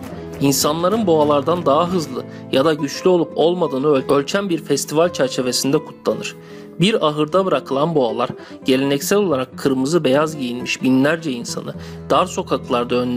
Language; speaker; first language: Turkish; native; Turkish